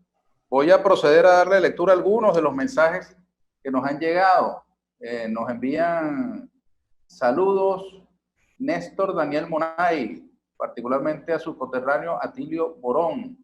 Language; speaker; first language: Spanish; native; Spanish